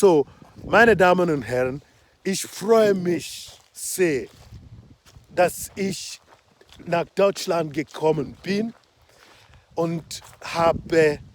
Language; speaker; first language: German; non-native, fluent; Igbo